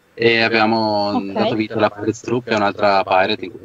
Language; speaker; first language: Italian; native; Italian